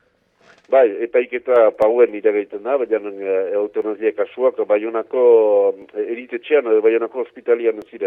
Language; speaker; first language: Basque; native; Basque